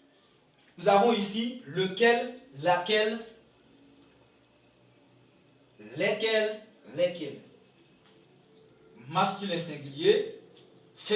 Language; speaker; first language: French; non-native, local second language; Haitian Creole